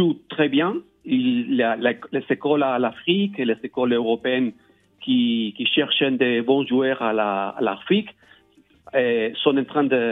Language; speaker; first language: French; non-native, learner; Spanish